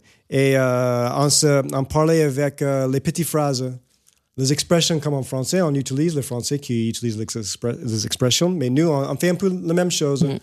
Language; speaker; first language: French; non-native, fluent; English